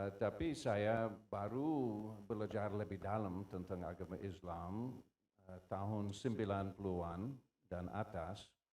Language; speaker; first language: Indonesian; non-native, fluent; English